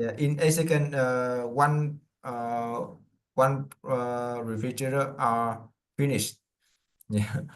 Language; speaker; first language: English; non-native, learner; Vietnamese